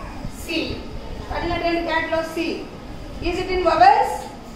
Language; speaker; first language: English; non-native, local second language; Telugu